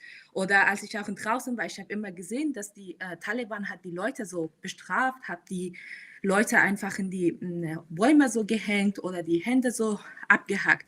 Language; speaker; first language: German; non-native, fluent; Persian